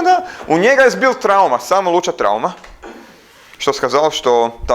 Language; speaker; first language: Russian; non-native, learner; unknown